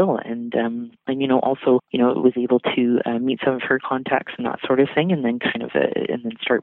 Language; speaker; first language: English; native; English